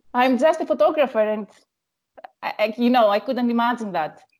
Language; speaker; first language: English; non-native, learner; Greek